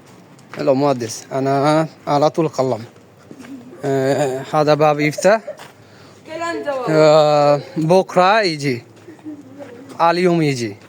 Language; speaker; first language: Arabic; non-native, learner; Bangla